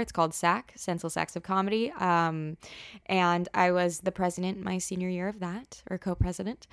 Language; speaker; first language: English; native; English